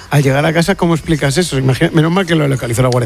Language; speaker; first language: Spanish; native; Spanish